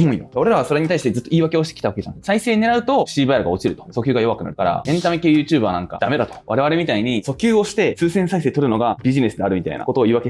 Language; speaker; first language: Japanese; native; Japanese